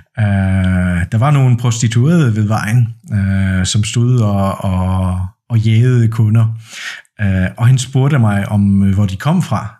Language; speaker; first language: Danish; non-native, fluent; Polish